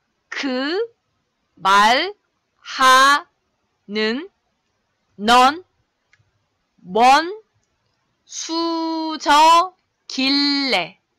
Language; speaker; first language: Korean; native; Korean